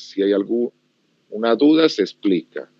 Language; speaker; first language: Spanish; native; Spanish